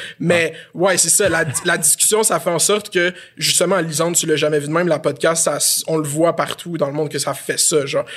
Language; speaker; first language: French; native; French